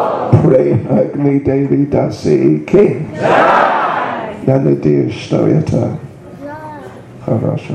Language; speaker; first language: Russian; non-native, learner; English